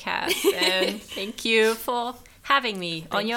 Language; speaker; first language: English; non-native, fluent; Dutch